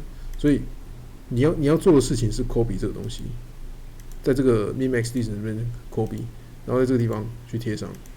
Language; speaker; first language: Chinese; native; Chinese